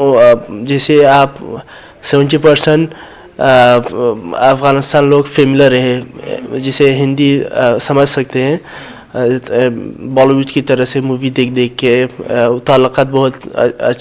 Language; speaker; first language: Hindi; non-native, learner; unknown